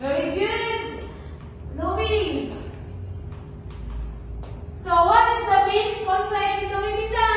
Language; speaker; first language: English; non-native, local second language; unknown